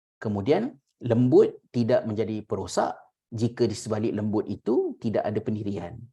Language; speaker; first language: Malay; native; Malay